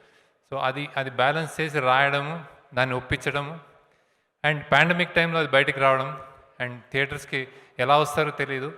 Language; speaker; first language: Telugu; native; Telugu